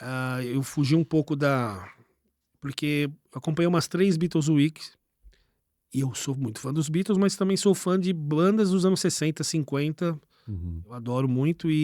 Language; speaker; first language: Portuguese; native; Portuguese